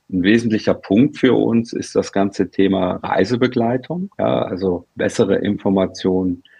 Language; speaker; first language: German; native; German